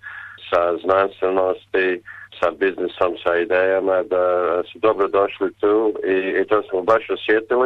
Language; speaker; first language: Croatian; early bilingual, heritage; Croatian